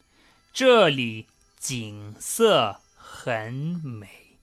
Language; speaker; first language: Chinese; non-native, fluent; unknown